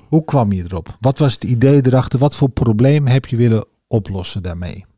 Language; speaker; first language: Dutch; native; Dutch